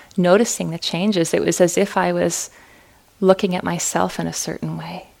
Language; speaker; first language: English; native; English